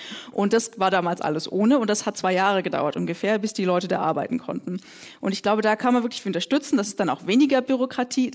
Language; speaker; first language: German; native; German